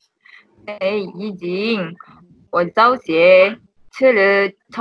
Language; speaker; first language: Chinese; non-native, learner; Malay